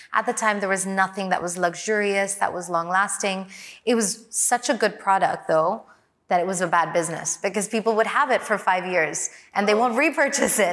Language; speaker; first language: English; native; English